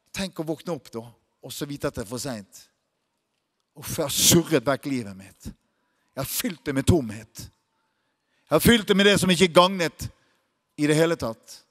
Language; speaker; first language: Norwegian; native; Norwegian